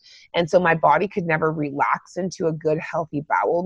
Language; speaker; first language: English; native; English